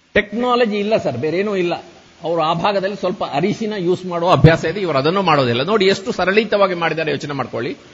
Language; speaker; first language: Kannada; native; Kannada